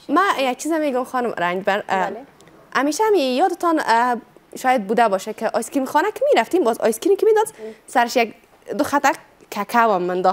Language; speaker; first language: Persian; native; Persian